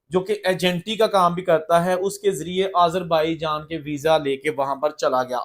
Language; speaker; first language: Urdu; native; Urdu